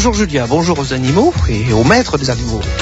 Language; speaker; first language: French; native; French